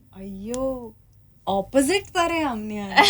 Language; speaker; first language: Malayalam; early bilingual, heritage; Malayalam